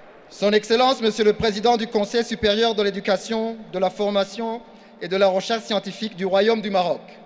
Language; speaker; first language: French; non-native, local second language; Kinyarwanda